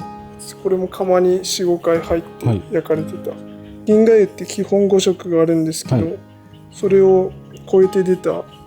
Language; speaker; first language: Japanese; native; Japanese